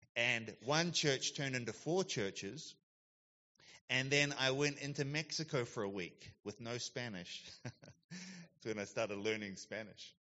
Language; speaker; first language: English; native; English